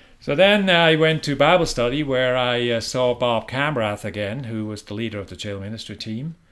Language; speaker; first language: English; non-native, fluent; German